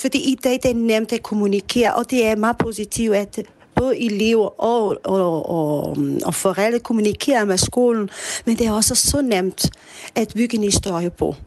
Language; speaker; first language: Danish; non-native, fluent; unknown